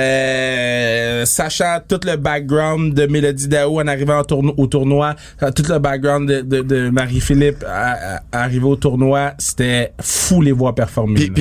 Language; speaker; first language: French; native; French